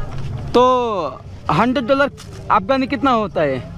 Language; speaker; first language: Hindi; non-native, learner; Bangla